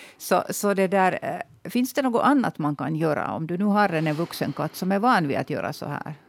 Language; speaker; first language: Swedish; native; Swedish